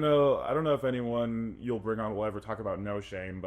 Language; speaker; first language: English; native; English